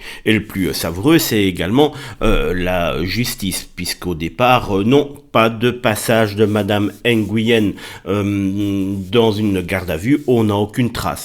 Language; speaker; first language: French; native; French